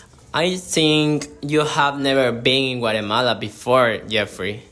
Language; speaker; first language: English; non-native, learner; Spanish